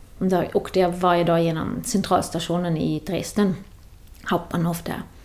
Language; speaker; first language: Swedish; non-native, fluent; German